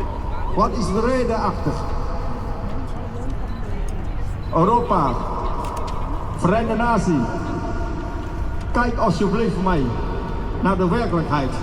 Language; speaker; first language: Dutch; non-native, learner; Khmer